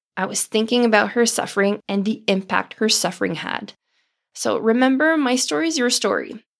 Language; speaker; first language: English; non-native, fluent; French